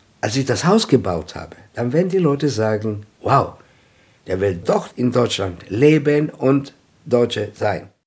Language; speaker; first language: German; non-native, fluent; Italian